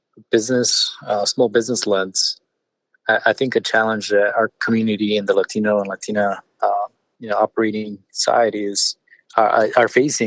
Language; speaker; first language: English; early bilingual, other home language; Spanish